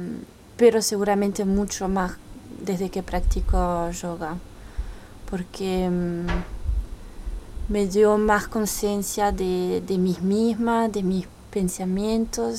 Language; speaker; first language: Spanish; early bilingual, heritage; French